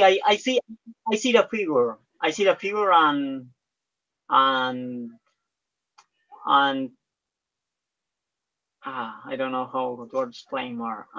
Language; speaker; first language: English; non-native, learner; Spanish